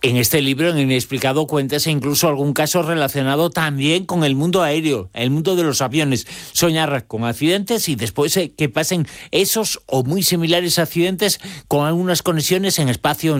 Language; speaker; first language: Spanish; native; Spanish